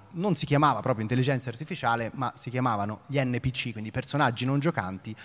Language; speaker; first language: Italian; native; Italian